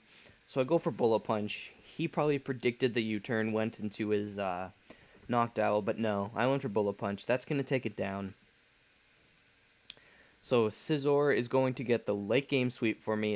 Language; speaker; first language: English; native; English